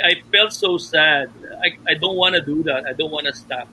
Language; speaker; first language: English; non-native, local second language; Filipino